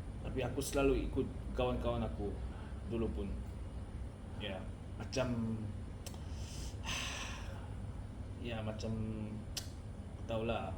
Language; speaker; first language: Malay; non-native, learner; Korean